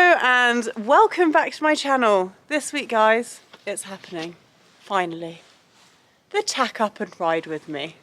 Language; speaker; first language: English; native; English